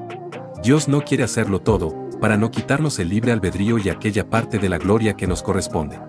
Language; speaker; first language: Spanish; native; Spanish